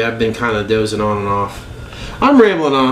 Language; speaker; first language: English; native; English